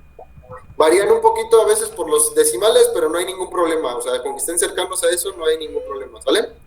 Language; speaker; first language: Spanish; native; Spanish